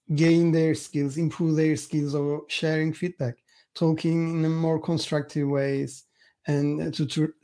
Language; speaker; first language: English; non-native, fluent; Turkish